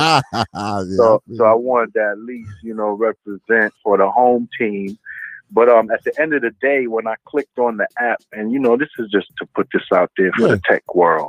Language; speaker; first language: English; native; English